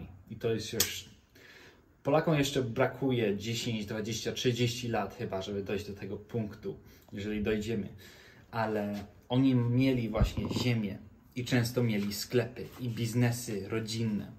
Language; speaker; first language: Polish; early bilingual, heritage; Polish